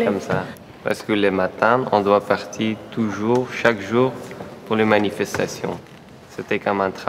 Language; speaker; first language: French; non-native, learner; Persian